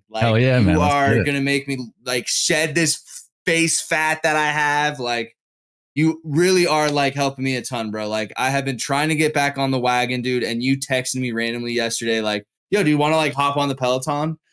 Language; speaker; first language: English; native; English